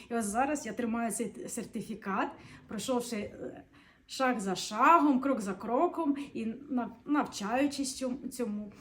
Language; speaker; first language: Ukrainian; non-native, local second language; Russian